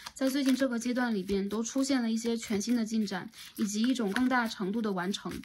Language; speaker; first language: Chinese; native; Chinese